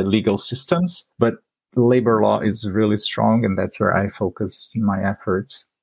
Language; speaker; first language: English; non-native, fluent; Portuguese